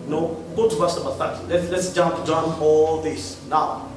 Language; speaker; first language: English; non-native, local second language; Swahili